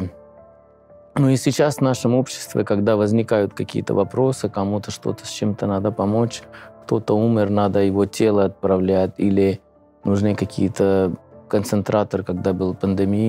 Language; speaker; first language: Russian; non-native, fluent; Punjabi